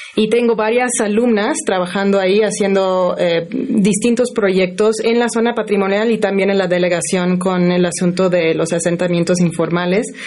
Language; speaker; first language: Spanish; non-native, fluent; English